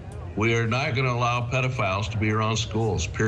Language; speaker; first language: English; native; English